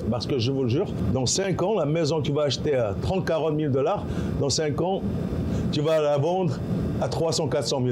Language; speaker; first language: French; non-native, local second language; Arabic